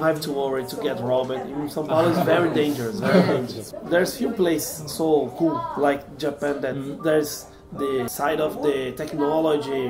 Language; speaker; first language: English; non-native, fluent; Portuguese